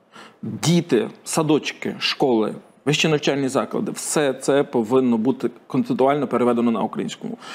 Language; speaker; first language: Ukrainian; native; Ukrainian